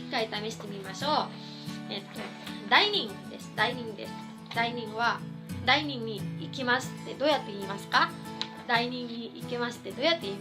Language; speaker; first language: Japanese; non-native, fluent; Filipino